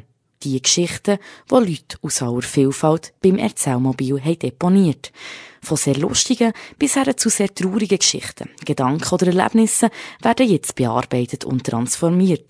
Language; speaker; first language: German; native; German